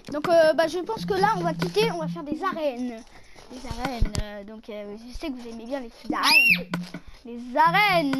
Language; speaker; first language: French; native; French